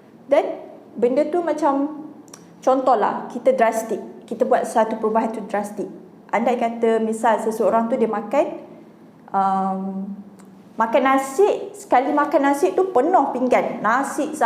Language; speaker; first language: Malay; native; Malay